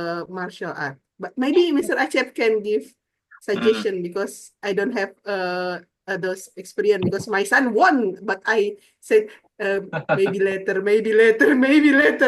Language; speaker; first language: English; non-native, learner; Indonesian